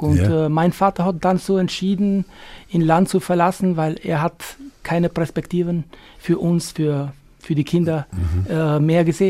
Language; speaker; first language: German; non-native, fluent; Albanian